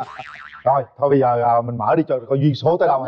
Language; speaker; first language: Vietnamese; native; Vietnamese